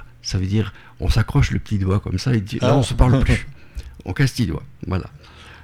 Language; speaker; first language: French; native; French